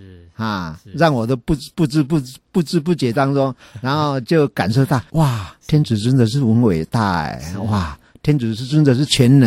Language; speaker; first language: Chinese; native; Chinese